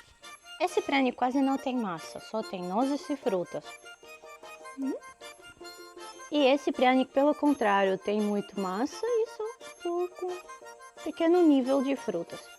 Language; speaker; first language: Portuguese; non-native, fluent; Russian